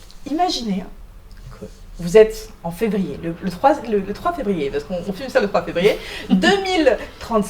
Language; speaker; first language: French; native; French